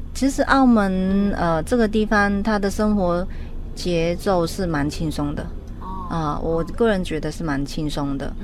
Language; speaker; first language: Chinese; non-native, local second language; Cantonese